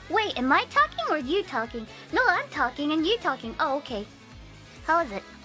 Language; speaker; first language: English; non-native, fluent; Japanese